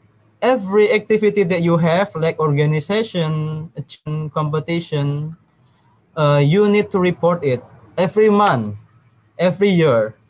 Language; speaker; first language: English; non-native, learner; Indonesian